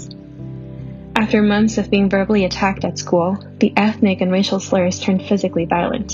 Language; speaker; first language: English; early bilingual, other home language; Spanish